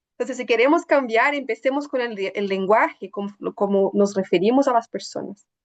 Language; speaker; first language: Spanish; non-native, fluent; Portuguese